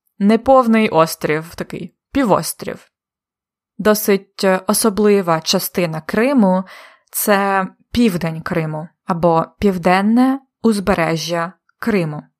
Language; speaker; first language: Ukrainian; native; Ukrainian